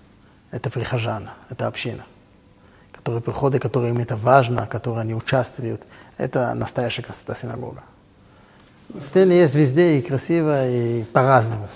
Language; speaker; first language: Russian; non-native, fluent; Hebrew